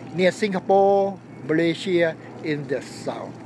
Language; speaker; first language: English; non-native, learner; Thai